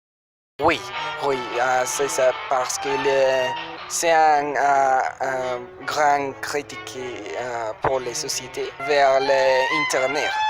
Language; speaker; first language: French; non-native, learner; Spanish